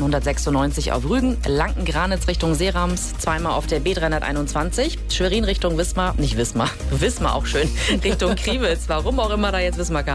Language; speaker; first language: German; native; German